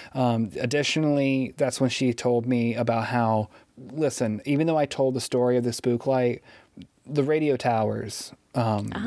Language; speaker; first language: English; native; English